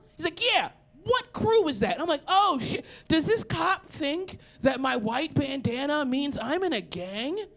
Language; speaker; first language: English; native; English